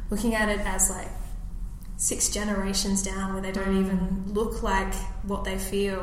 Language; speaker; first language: English; native; English